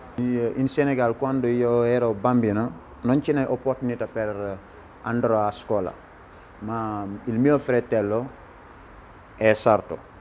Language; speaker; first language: Italian; non-native, learner; Wolof